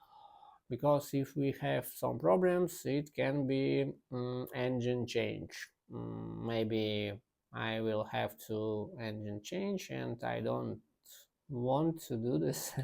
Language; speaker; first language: English; non-native, learner; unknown